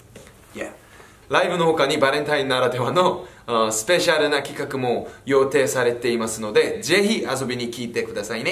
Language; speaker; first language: Japanese; non-native, fluent; Korean